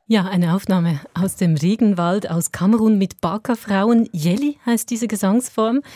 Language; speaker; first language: German; native; German